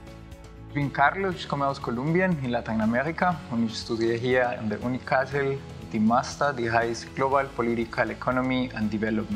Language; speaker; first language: German; non-native, fluent; Spanish